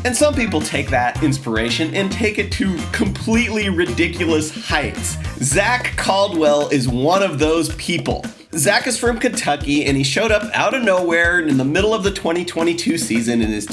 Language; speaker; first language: English; native; English